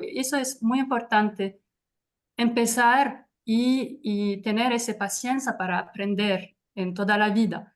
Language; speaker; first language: Spanish; non-native, fluent; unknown